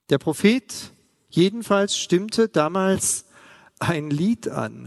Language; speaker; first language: German; native; German